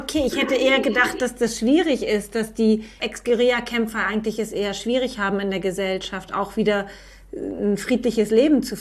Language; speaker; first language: German; native; German